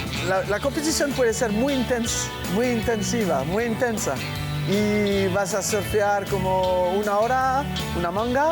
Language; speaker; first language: Spanish; non-native, fluent; French